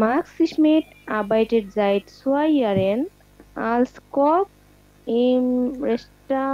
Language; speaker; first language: German; non-native, learner; Bangla